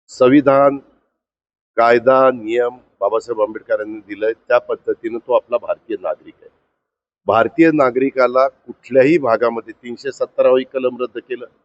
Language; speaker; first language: Marathi; native; Marathi